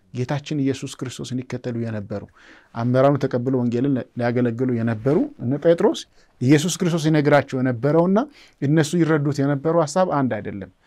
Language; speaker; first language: Amharic; non-native, local second language; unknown